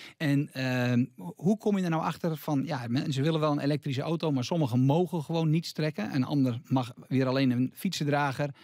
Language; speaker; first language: Dutch; native; Dutch